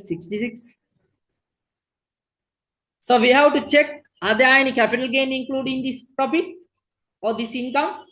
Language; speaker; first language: English; non-native, local second language; Sinhala